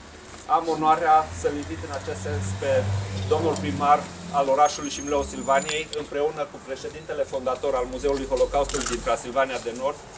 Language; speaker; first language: Romanian; native; Romanian